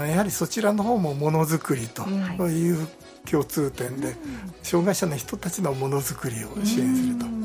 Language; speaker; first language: Japanese; native; Japanese